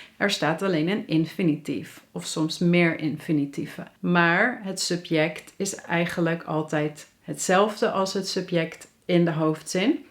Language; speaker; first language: Dutch; native; Dutch